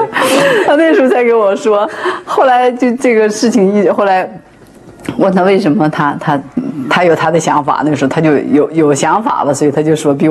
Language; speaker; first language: Chinese; native; Chinese